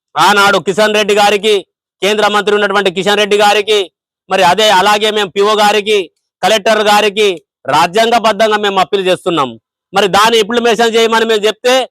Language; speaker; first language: Telugu; non-native, local second language; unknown